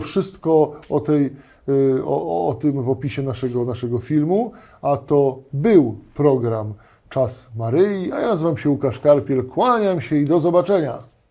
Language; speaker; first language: Polish; native; Polish